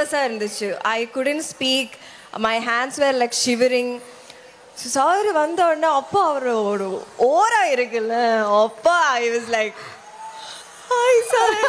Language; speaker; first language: Tamil; non-native, local second language; Malayalam